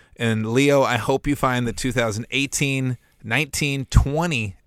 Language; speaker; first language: English; native; English